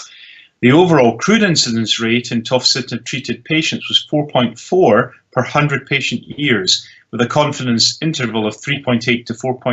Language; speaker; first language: English; native; English